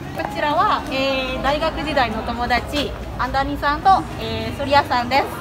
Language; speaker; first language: Japanese; non-native, fluent; Balinese